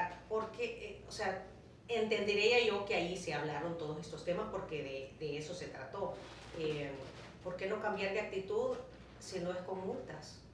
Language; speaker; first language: Spanish; native; Spanish